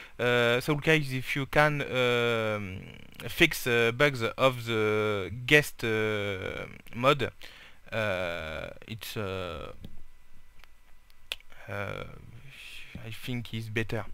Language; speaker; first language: English; non-native, learner; French